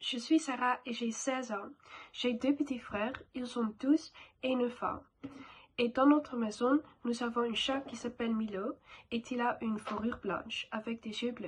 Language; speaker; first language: French; non-native, learner; Dutch